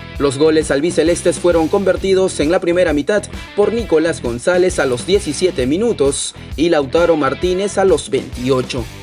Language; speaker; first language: Spanish; native; Spanish